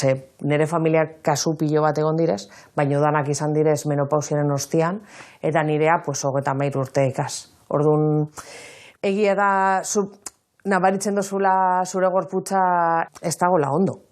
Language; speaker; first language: Basque; native; Basque